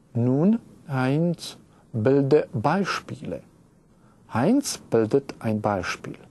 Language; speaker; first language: German; non-native, fluent; Russian